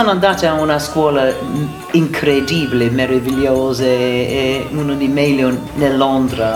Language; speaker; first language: Italian; non-native, learner; English